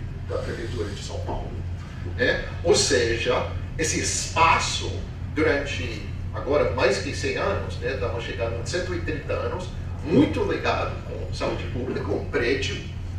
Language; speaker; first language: Portuguese; non-native, fluent; English